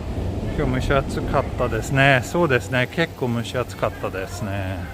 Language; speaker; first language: Japanese; non-native, learner; Swedish